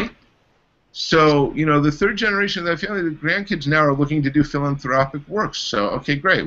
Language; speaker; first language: English; native; English